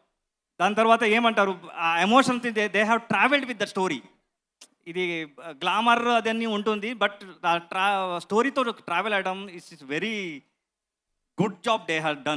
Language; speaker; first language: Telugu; non-native, learner; Kannada